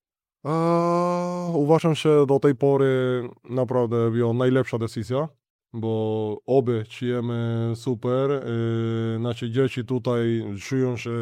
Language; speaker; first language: Polish; non-native, learner; Spanish